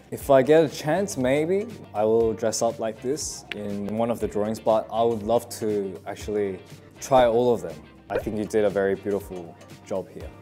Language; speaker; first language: English; native; English